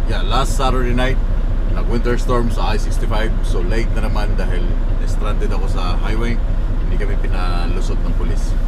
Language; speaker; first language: Filipino; native; Filipino